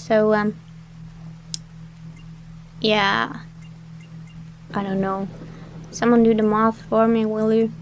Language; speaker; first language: English; non-native, fluent; Norwegian